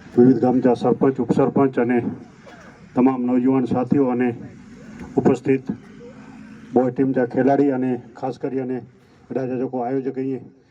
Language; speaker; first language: Gujarati; non-native, local second language; Kachhi